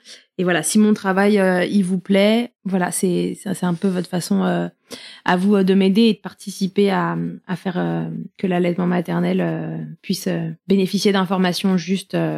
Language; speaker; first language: French; native; French